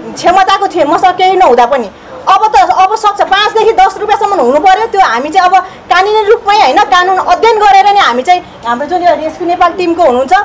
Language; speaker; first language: Nepali; native; Nepali